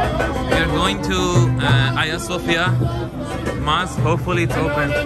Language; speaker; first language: English; non-native, fluent; Persian